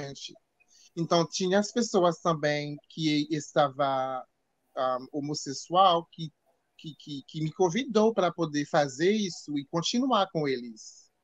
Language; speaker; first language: Portuguese; non-native, fluent; French